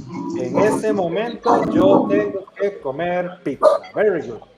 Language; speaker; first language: Spanish; non-native, fluent; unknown